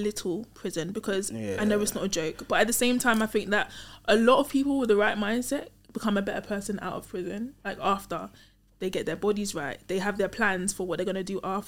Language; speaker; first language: English; native; English